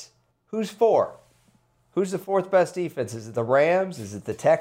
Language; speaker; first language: English; native; English